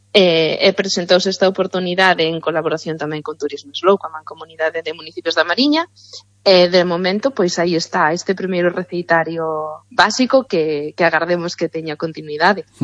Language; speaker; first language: Galician; native; Galician